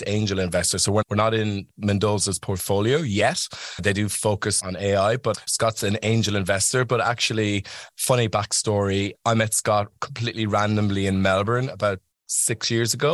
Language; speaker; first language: English; native; English